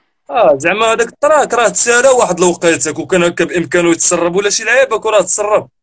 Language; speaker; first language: Arabic; native; Arabic